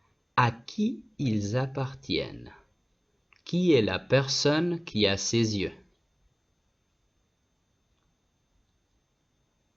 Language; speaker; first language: French; non-native, fluent; Spanish